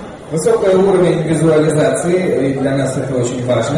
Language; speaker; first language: Russian; native; Russian